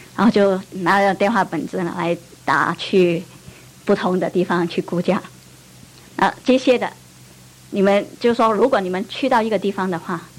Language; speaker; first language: Chinese; non-native, local second language; Cantonese